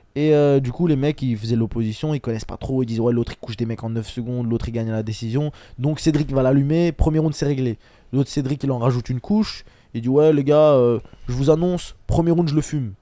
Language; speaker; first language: French; early bilingual, other home language; Chechen